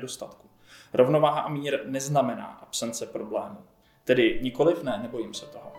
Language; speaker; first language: Czech; native; Czech